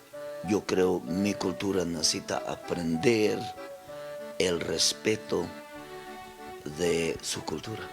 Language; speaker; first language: Spanish; non-native, local second language; Plautdietsch